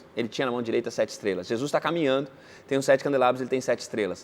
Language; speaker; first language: Portuguese; native; Portuguese